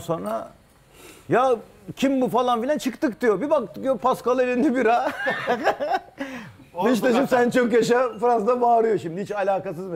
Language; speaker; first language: Turkish; native; Turkish